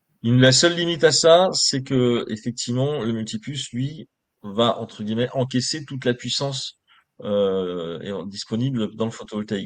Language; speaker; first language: French; native; French